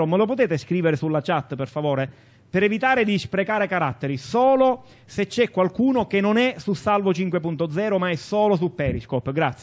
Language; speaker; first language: Italian; native; Italian